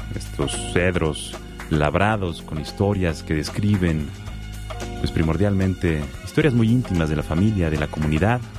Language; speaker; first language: Spanish; native; Spanish